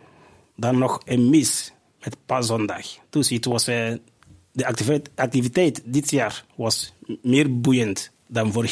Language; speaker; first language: Dutch; non-native, fluent; Igbo